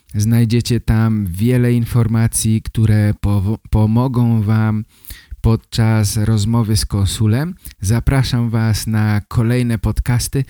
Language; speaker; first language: Polish; native; Polish